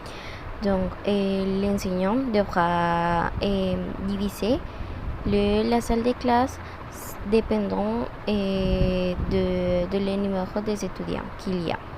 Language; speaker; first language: French; non-native, learner; Spanish